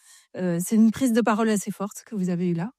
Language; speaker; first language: French; native; French